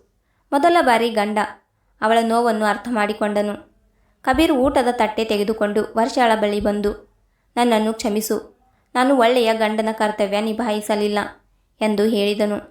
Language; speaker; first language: Kannada; native; Kannada